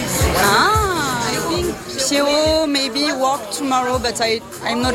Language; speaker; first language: English; non-native, learner; French